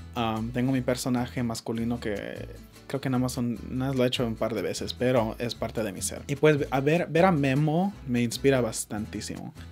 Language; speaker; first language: Spanish; early bilingual, heritage; Spanish